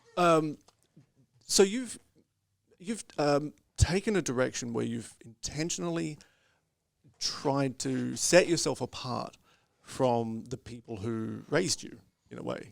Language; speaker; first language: English; native; English